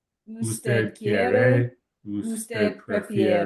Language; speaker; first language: Spanish; non-native, learner; English